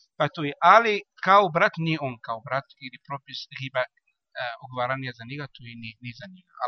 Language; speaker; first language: Bosnian; non-native, learner; Arabic